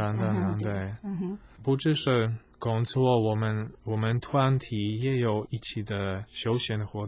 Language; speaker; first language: Chinese; non-native, fluent; Polish